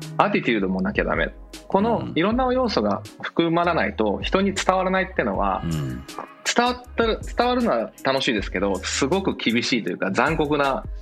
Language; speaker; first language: Japanese; native; Japanese